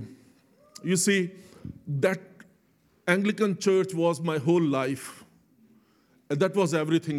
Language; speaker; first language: English; non-native, local second language; Urdu